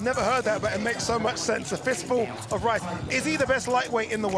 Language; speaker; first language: English; native; English